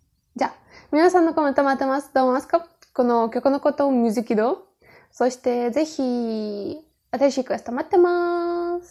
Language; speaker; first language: Japanese; non-native, learner; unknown